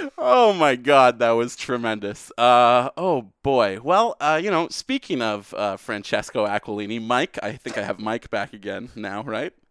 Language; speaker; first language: English; native; English